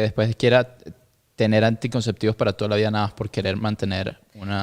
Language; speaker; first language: Spanish; native; Spanish